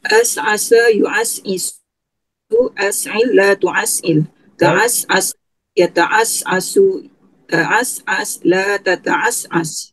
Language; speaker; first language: Arabic; non-native, learner; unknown